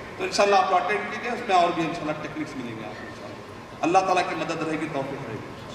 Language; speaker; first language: Urdu; native; Urdu